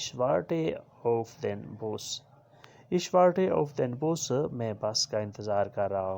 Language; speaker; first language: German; non-native, fluent; Urdu